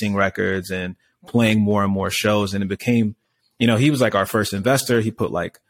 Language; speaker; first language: English; native; English